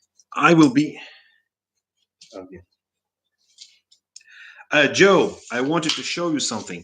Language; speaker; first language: English; non-native, fluent; Russian